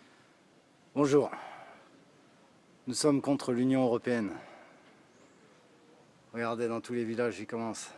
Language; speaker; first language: French; native; French